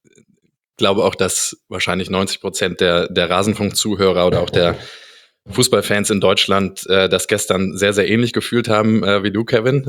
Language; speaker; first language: German; native; German